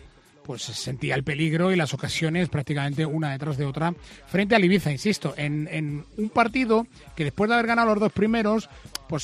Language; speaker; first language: Spanish; native; Spanish